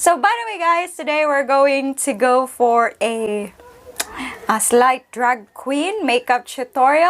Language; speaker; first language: English; non-native, local second language; Filipino